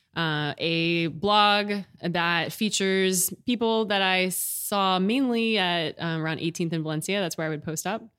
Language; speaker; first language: English; native; English